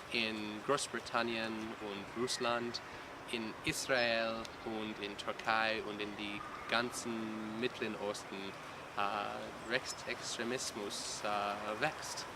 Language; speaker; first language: German; non-native, learner; English